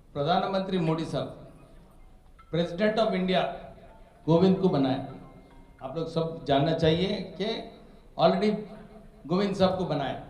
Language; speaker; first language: Hindi; non-native, local second language; Telugu